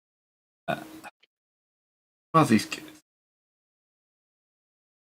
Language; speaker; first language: English; native; English